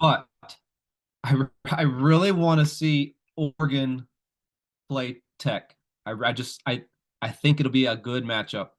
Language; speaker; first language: English; native; English